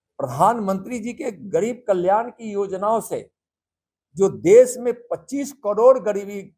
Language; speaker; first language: Hindi; native; Hindi